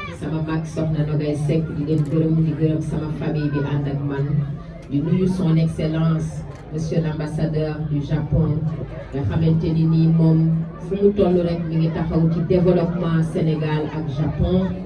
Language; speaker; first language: Wolof; native; Wolof